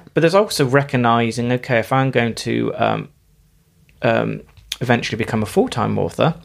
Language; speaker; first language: English; native; English